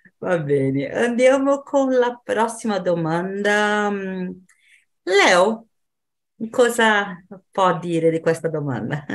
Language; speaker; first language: Italian; non-native, fluent; Portuguese